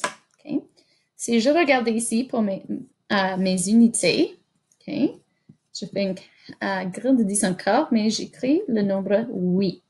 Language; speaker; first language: French; non-native, fluent; English